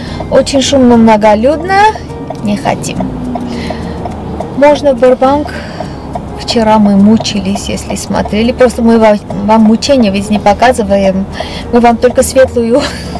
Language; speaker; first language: Russian; non-native, local second language; Armenian